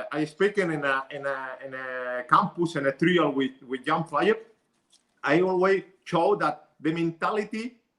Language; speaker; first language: English; non-native, learner; Spanish